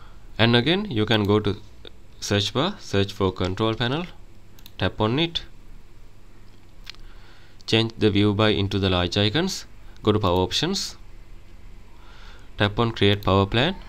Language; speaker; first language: English; non-native, fluent; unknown